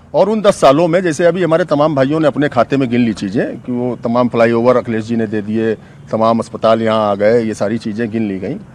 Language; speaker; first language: Hindi; native; Hindi